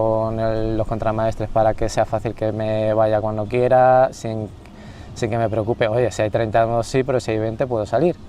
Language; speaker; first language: Spanish; native; Spanish